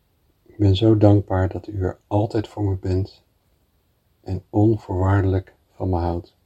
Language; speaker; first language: Dutch; native; Dutch